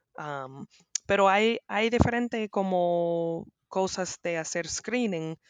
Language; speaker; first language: Spanish; non-native, learner; English